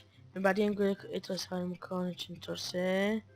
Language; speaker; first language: Arabic; native; Arabic